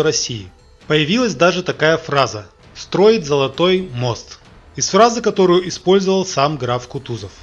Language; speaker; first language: Russian; native; Russian